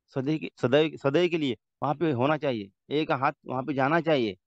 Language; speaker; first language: Hindi; non-native, local second language; Marathi